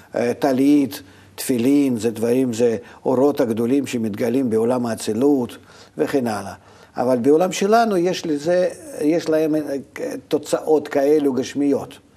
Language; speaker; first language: Hebrew; non-native, fluent; Russian